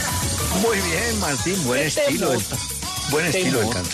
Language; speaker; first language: Spanish; native; Spanish